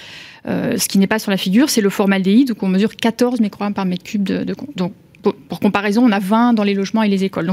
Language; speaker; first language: French; native; French